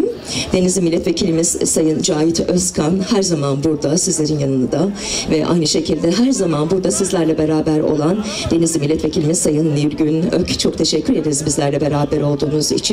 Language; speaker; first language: Turkish; native; Turkish